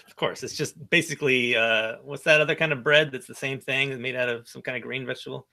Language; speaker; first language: English; native; English